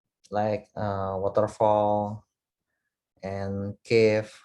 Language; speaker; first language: English; non-native, learner; Indonesian